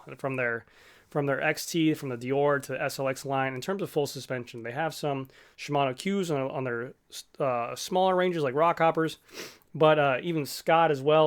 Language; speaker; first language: English; native; English